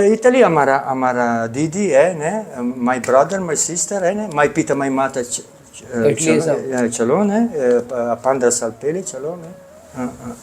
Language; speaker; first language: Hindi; non-native, learner; Italian